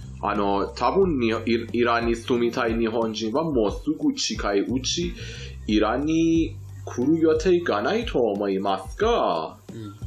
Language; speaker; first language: Japanese; non-native, fluent; Persian